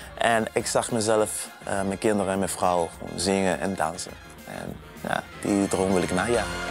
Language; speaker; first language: Dutch; non-native, fluent; Yoruba